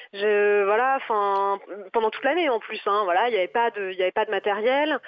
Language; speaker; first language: French; native; French